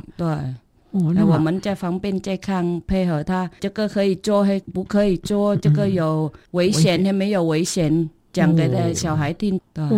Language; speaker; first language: Chinese; non-native, fluent; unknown